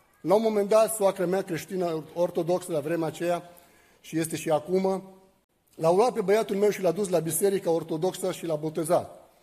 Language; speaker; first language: Romanian; non-native, fluent; Arabic